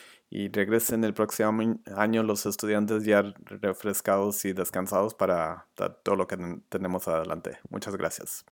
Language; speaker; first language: Spanish; early bilingual, other home language; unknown